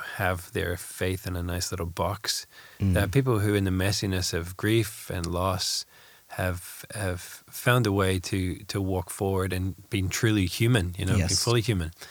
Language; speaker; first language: English; native; English